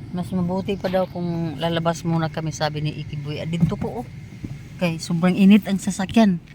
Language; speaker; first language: Filipino; non-native, local second language; Cebuano